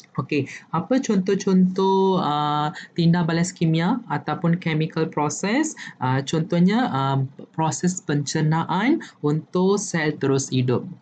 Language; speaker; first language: Malay; non-native, local second language; Tamil